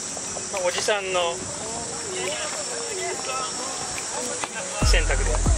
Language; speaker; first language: Japanese; native; Japanese